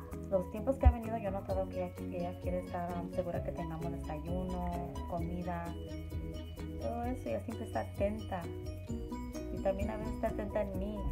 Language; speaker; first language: Spanish; early bilingual, heritage; Spanish